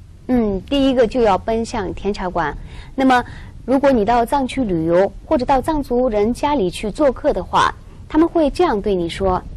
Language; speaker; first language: Chinese; non-native, local second language; Tibetan